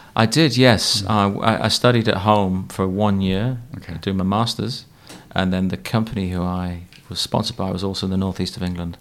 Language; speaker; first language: English; native; English